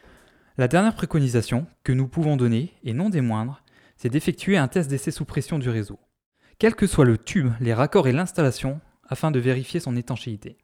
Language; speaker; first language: French; native; French